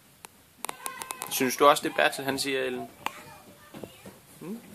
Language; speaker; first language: Danish; native; Danish